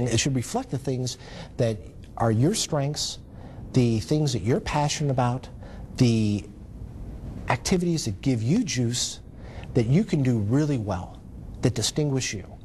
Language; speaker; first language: English; native; English